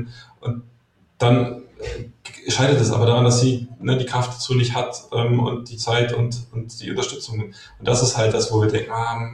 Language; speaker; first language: German; native; German